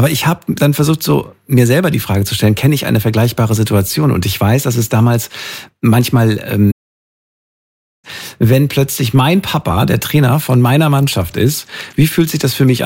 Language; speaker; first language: German; native; German